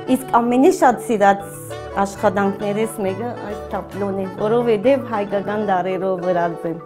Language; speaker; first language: Armenian; early bilingual, heritage; Armenian